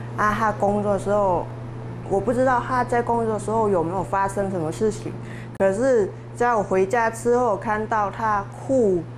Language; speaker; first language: Chinese; non-native, fluent; Vietnamese